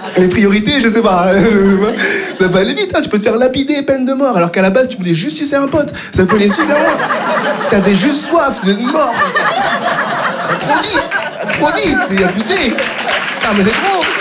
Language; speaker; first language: French; native; French